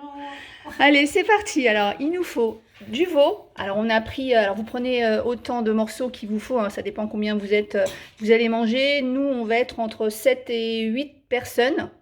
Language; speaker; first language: French; native; French